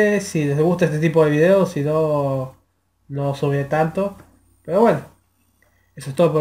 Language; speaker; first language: Spanish; native; Spanish